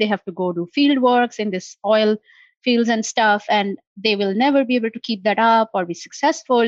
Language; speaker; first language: English; non-native, local second language; Bangla